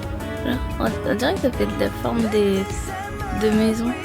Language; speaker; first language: French; native; French